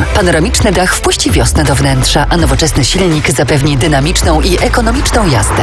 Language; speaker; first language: Polish; native; Polish